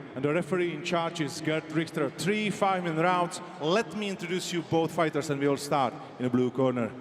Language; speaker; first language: English; non-native, fluent; Czech